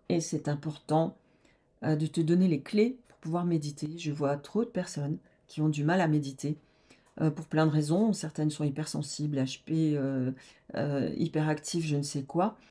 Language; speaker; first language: French; native; French